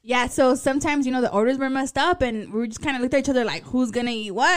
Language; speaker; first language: English; early bilingual, other home language; Spanish